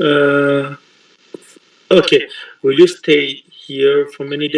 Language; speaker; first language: English; non-native, learner; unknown